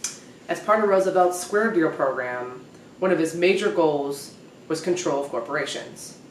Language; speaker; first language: English; native; English